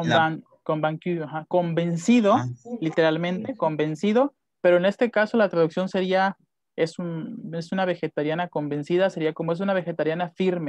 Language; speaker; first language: Spanish; native; Spanish